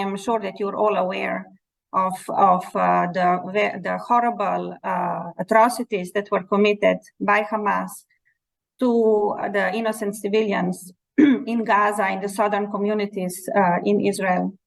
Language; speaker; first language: English; non-native, fluent; Slovenian